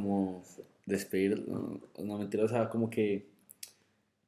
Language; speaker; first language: Spanish; native; Spanish